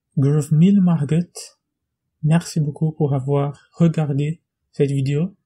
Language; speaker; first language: French; non-native, fluent; Portuguese